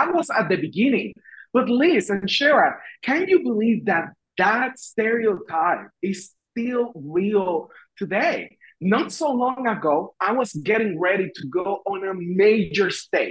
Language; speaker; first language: English; non-native, fluent; Spanish